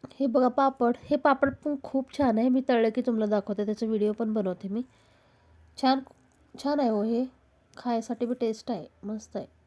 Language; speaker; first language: Marathi; non-native, local second language; Hindi